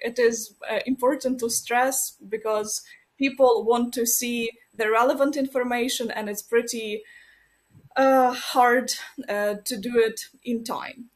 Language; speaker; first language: English; non-native, fluent; Ukrainian